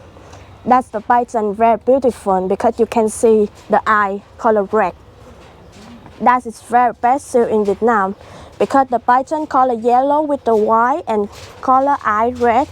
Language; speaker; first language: English; non-native, learner; Vietnamese